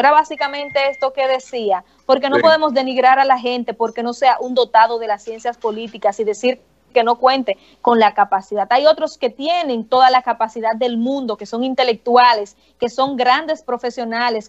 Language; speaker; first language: Spanish; native; Spanish